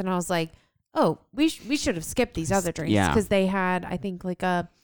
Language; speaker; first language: English; native; English